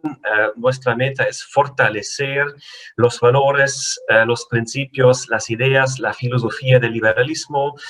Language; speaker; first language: Spanish; non-native, fluent; German